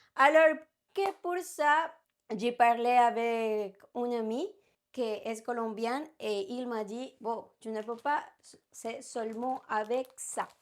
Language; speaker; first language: French; non-native, learner; Spanish